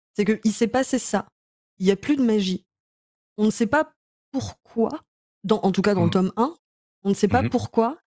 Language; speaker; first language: French; native; French